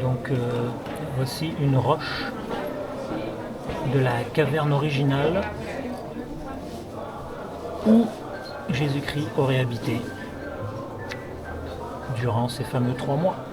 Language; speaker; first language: French; native; French